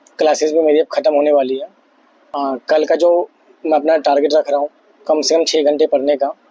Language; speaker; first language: Hindi; native; Hindi